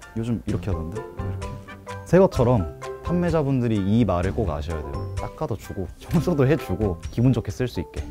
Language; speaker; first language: Korean; native; Korean